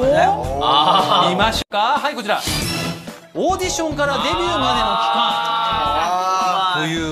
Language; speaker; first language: Japanese; native; Japanese